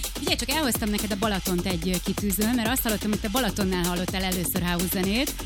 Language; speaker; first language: Hungarian; native; Hungarian